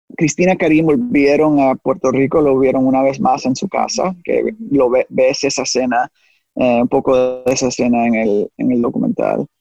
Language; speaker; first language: Spanish; early bilingual, heritage; Spanish